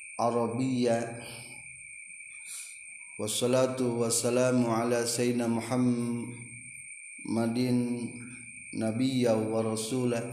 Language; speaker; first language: Arabic; non-native, fluent; Indonesian